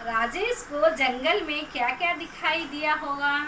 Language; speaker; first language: Hindi; non-native, local second language; Telugu